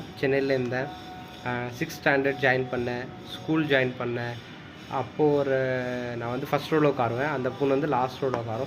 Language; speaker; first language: Tamil; non-native, local second language; Hindi